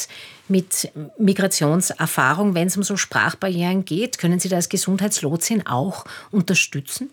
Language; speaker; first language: German; native; German